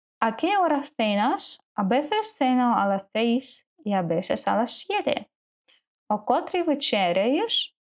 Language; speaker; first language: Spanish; non-native, learner; Ukrainian